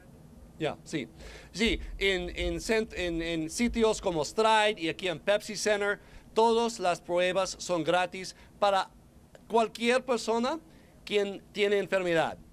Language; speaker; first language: Spanish; non-native, fluent; English